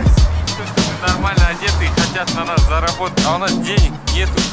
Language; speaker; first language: Russian; non-native, local second language; Kazakh